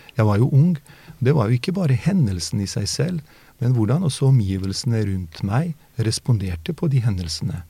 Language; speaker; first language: Norwegian; early bilingual, other home language; Bosnian